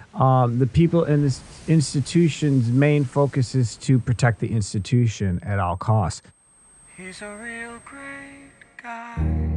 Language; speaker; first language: English; native; English